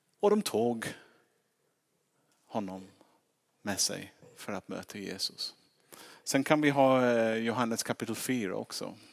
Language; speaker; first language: Swedish; non-native, fluent; English